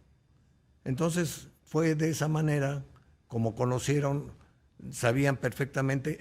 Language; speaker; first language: Spanish; native; Spanish